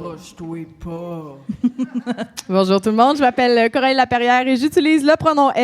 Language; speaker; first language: French; native; French